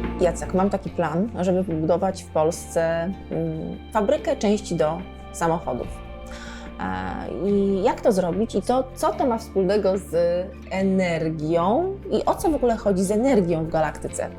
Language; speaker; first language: Polish; native; Polish